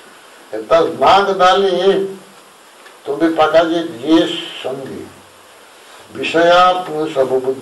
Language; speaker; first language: Russian; non-native, learner; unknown